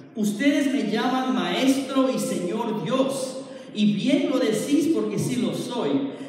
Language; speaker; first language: Spanish; early bilingual, heritage; Spanish